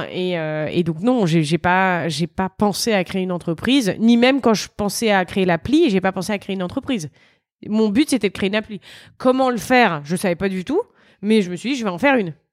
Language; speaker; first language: French; native; French